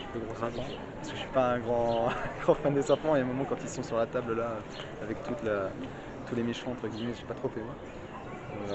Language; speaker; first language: French; native; French